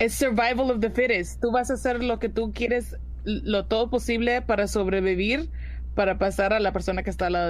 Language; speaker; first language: Spanish; early bilingual, heritage; Spanish